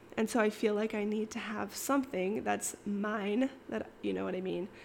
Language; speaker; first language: English; native; English